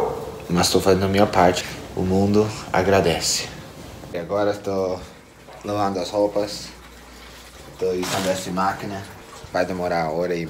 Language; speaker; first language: Portuguese; non-native, fluent; English